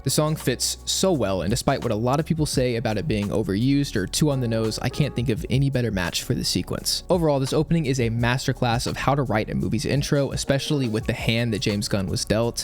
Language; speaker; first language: English; native; English